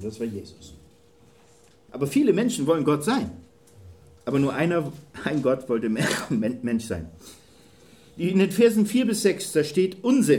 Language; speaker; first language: German; native; German